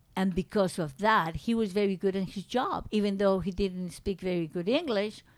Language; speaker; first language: English; non-native, fluent; Spanish